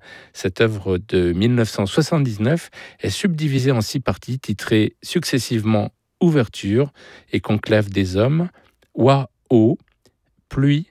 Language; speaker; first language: French; native; French